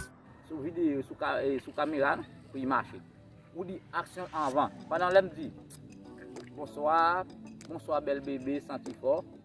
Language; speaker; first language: French; non-native, learner; Haitian Creole